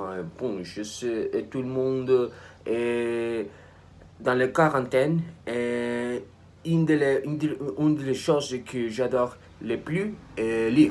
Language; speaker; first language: French; non-native, learner; Spanish